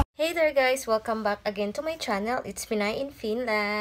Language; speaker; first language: English; non-native, local second language; Filipino